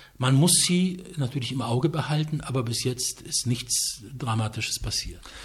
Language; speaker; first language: German; non-native, fluent; Polish